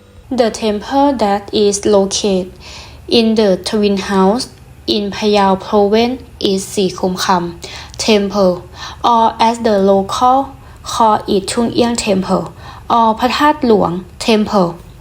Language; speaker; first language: English; non-native, learner; Thai